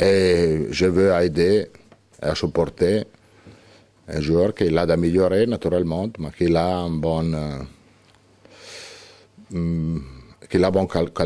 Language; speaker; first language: French; non-native, learner; Italian